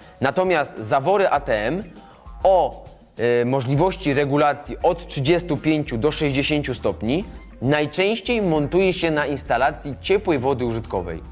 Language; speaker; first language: Polish; native; Polish